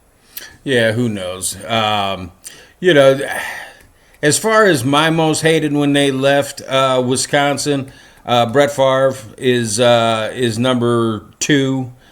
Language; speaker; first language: English; native; English